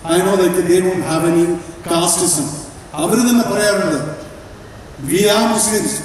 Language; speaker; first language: English; non-native, local second language; Malayalam